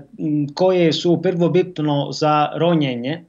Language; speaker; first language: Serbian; non-native, fluent; Italian